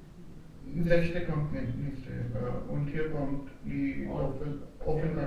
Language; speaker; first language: German; non-native, learner; Hindi